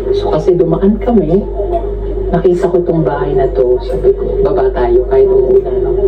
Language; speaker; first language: Filipino; non-native, local second language; Cebuano